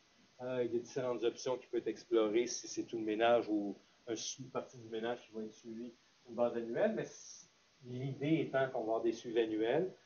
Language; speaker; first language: French; native; French